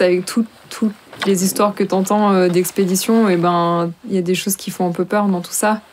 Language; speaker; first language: French; native; French